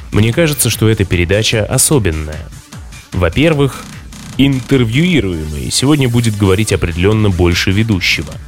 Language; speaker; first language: Russian; native; Russian